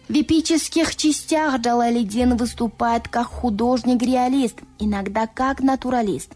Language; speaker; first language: Russian; non-native, local second language; Tajik